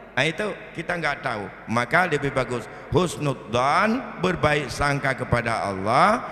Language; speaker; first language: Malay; non-native, local second language; Achinese